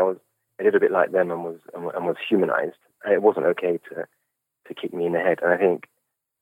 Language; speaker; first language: English; native; English